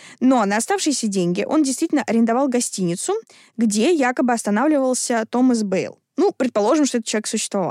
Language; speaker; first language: Russian; native; Russian